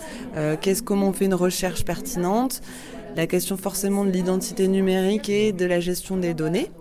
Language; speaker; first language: French; native; French